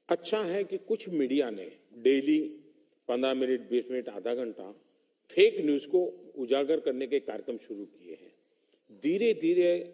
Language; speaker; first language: Hindi; non-native, local second language; Gujarati